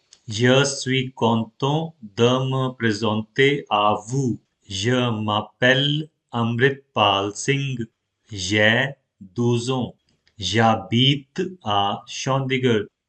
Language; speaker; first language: French; non-native, fluent; Hindi